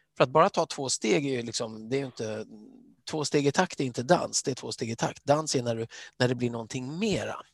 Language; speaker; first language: Swedish; native; Swedish